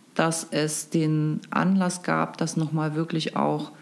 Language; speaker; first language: German; native; German